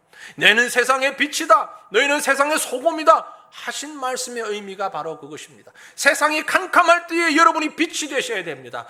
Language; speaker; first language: Korean; native; Korean